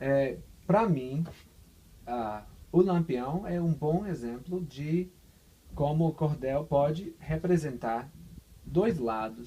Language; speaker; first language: Portuguese; non-native, fluent; English